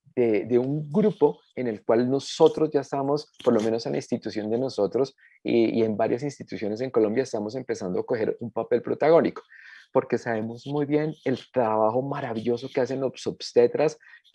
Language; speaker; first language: Spanish; native; Spanish